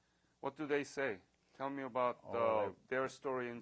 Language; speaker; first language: English; non-native, fluent; Korean